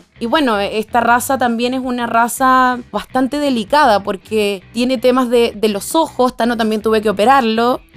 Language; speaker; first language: Spanish; native; Spanish